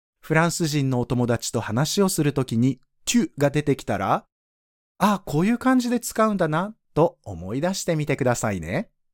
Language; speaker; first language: Japanese; native; Japanese